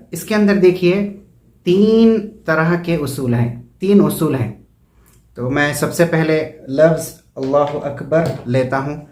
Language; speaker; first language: Urdu; native; Urdu